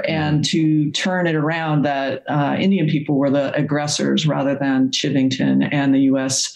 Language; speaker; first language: English; native; English